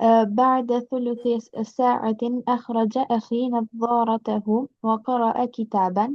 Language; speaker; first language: Arabic; non-native, learner; Albanian